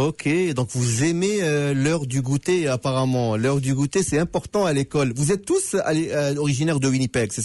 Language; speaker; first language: French; native; French